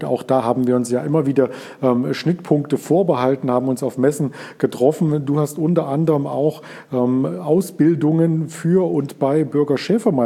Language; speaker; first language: German; native; German